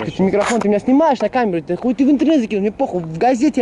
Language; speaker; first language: Russian; native; Russian